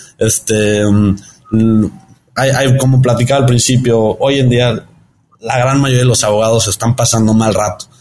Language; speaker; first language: Spanish; early bilingual, heritage; Spanish